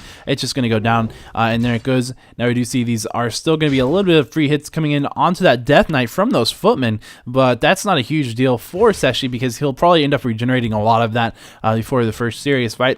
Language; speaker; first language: English; native; English